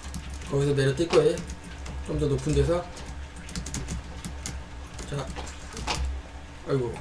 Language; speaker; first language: Korean; native; Korean